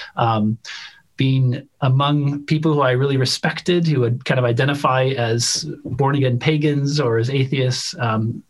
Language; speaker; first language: English; native; English